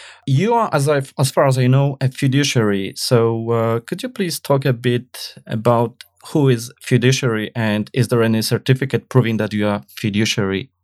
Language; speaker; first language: English; non-native, fluent; Polish